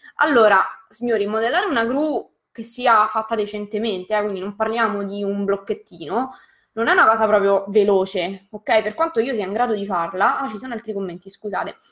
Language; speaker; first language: Italian; native; Italian